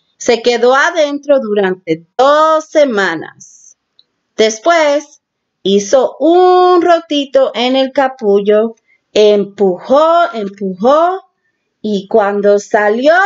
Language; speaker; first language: Spanish; early bilingual, heritage; Spanish